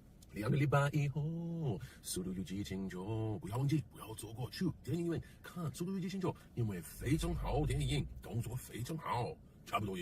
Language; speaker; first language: Chinese; non-native, learner; English